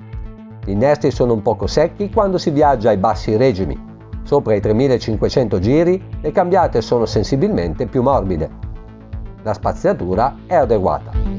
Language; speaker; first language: Italian; native; Italian